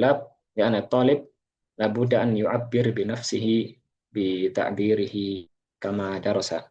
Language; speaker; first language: Arabic; non-native, fluent; Indonesian